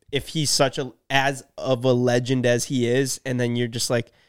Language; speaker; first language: English; native; English